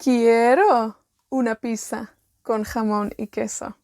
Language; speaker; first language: Spanish; non-native, fluent; Welsh